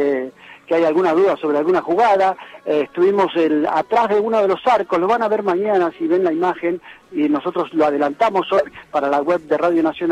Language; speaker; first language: Spanish; native; Spanish